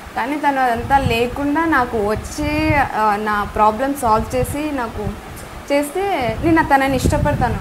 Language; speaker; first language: Telugu; non-native, fluent; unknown